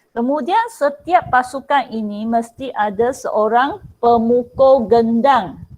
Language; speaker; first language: Malay; non-native, local second language; Chinese